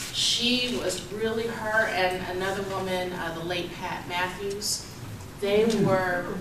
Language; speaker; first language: English; native; English